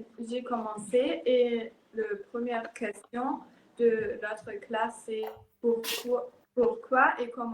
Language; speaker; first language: French; non-native, learner; German